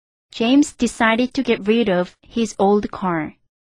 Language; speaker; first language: English; non-native, fluent; Korean